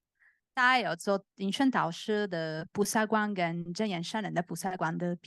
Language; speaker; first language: Chinese; non-native, fluent; Italian